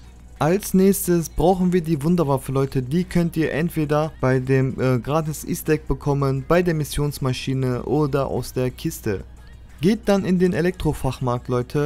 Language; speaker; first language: German; native; German